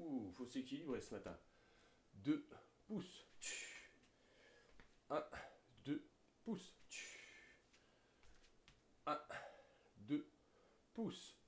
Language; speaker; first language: French; native; French